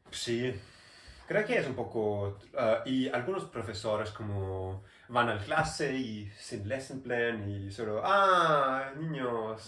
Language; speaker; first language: Spanish; non-native, learner; German